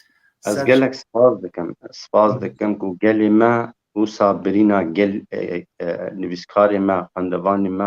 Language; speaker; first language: Kurdish; native; Kurdish